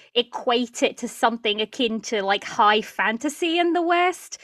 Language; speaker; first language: English; early bilingual, other home language; Portuguese